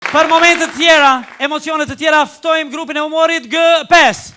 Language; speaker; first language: Albanian; native; Albanian